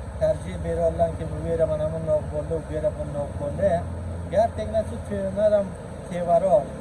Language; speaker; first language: Uzbek; non-native, local second language; Persian